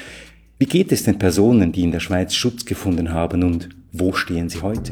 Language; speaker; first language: German; native; German